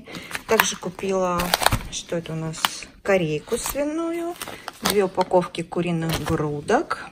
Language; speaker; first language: Russian; native; Russian